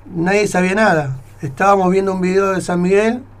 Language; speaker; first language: Spanish; native; Spanish